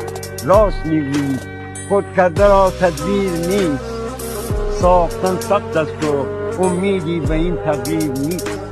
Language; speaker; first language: Persian; native; Persian